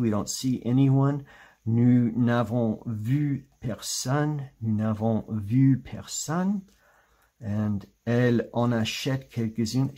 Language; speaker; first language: French; non-native, fluent; English